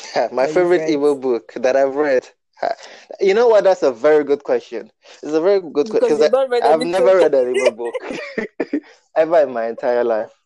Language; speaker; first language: English; non-native, local second language; Igbo